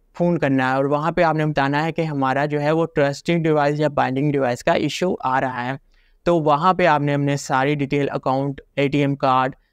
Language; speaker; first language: Urdu; non-native, local second language; Punjabi